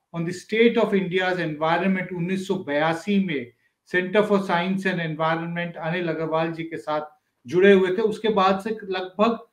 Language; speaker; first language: Hindi; native; Hindi